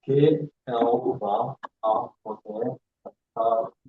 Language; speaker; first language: Spanish; non-native, learner; English